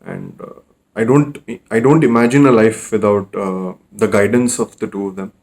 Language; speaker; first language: English; non-native, local second language; Hindi